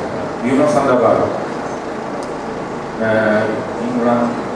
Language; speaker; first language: English; non-native, learner; Japanese